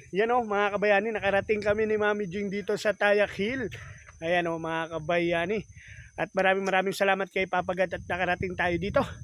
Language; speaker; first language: Filipino; native; Filipino